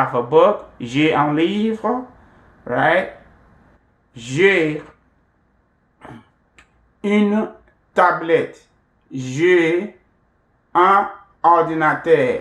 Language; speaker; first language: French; non-native, fluent; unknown